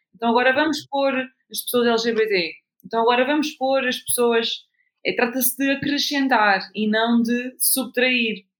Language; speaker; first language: Portuguese; native; Portuguese